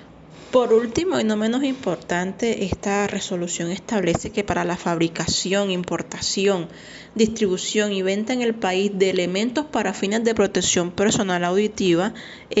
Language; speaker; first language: Spanish; native; Spanish